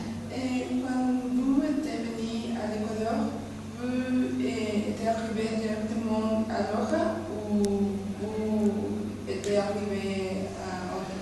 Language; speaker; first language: French; non-native, learner; Spanish